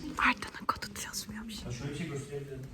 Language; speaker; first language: Turkish; native; Turkish